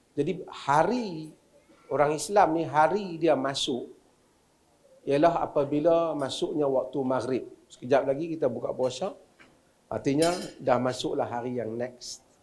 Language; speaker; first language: Malay; native; Malay